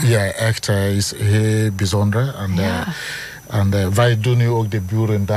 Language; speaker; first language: Dutch; non-native, learner; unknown